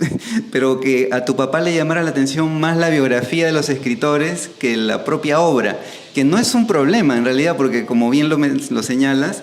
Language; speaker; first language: Spanish; native; Spanish